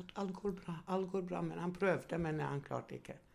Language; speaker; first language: Norwegian; non-native, fluent; Albanian